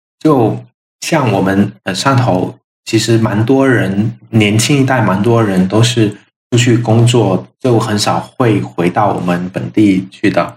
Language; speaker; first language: Chinese; non-native, local second language; Min Nan Chinese